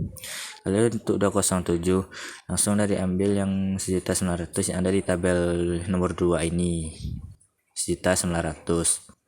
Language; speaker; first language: Indonesian; native; Indonesian